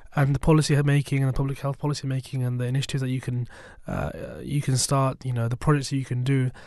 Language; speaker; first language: English; native; English